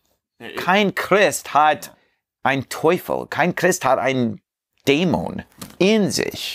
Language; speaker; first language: German; non-native, learner; English